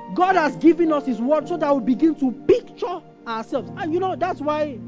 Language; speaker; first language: English; non-native, local second language; Yoruba